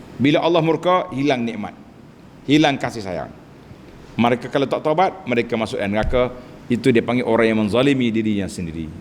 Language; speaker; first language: Malay; native; Malay